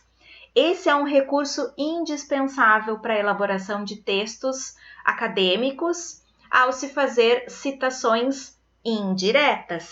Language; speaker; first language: Portuguese; native; Portuguese